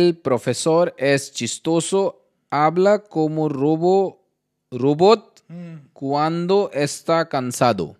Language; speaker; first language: Spanish; non-native, learner; Hindi